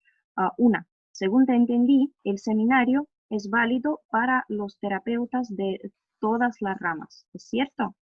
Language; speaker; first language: Spanish; non-native, fluent; Russian